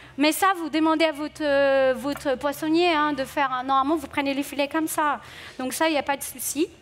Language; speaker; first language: French; non-native, fluent; Portuguese